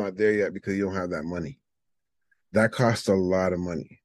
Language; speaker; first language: English; native; English